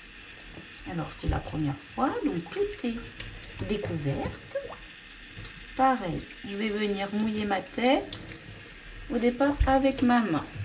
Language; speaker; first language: French; native; French